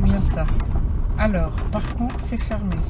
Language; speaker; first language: French; native; French